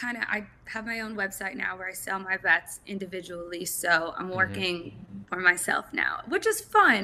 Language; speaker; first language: English; native; English